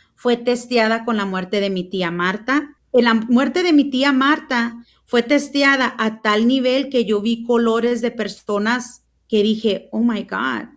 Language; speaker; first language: Spanish; early bilingual, heritage; Spanish